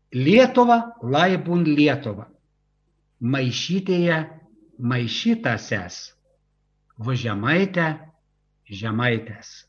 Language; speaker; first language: Lithuanian; native; Lithuanian